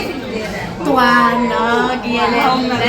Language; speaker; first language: Arabic; native; Arabic